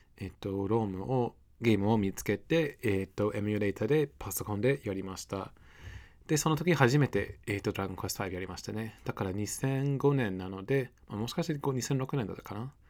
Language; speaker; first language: Japanese; non-native, fluent; English